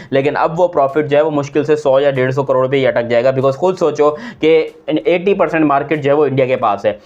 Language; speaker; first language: Urdu; native; Urdu